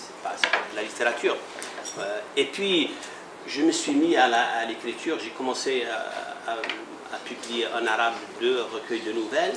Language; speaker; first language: French; non-native, local second language; Arabic